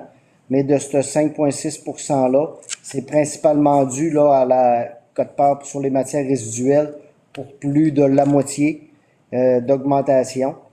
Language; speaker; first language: French; native; French